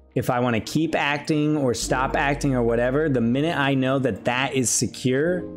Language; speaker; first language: English; native; English